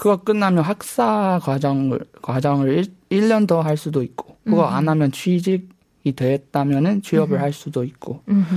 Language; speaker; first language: Korean; non-native, fluent; Burmese